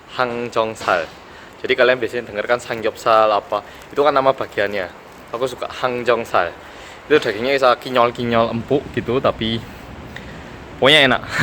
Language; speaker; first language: Indonesian; early bilingual, other home language; Korean